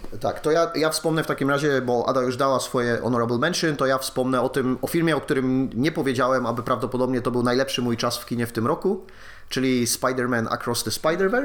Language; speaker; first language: Polish; native; Polish